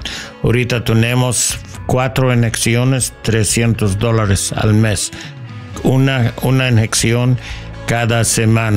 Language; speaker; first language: Spanish; non-native, learner; English